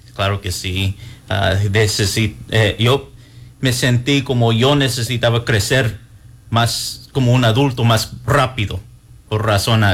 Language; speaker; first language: Spanish; early bilingual, heritage; Spanish